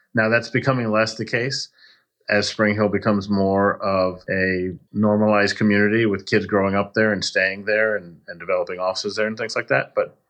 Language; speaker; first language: English; native; English